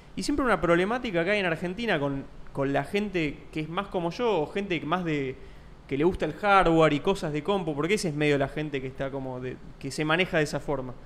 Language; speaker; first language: Spanish; native; Spanish